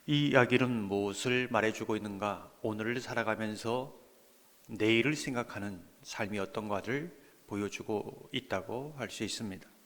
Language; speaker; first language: Korean; native; Korean